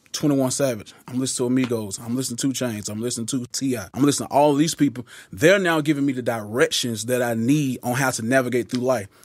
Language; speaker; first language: English; native; English